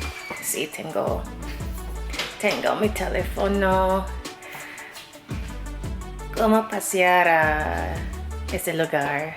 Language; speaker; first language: Spanish; non-native, learner; English